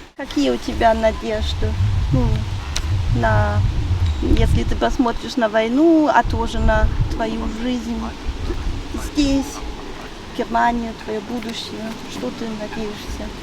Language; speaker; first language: Russian; early bilingual, heritage; Russian